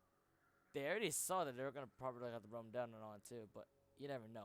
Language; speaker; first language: English; native; English